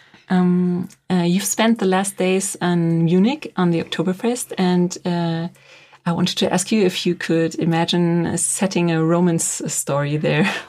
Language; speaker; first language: English; non-native, fluent; German